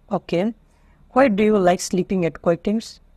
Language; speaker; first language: English; non-native, learner; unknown